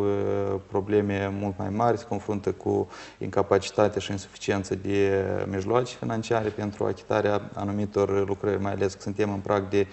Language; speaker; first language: Romanian; native; Romanian